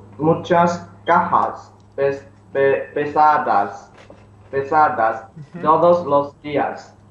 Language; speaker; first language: Spanish; non-native, learner; English